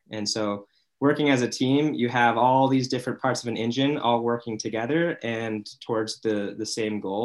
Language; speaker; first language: English; native; English